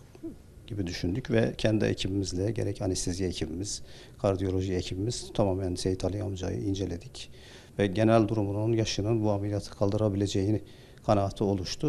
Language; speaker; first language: Turkish; native; Turkish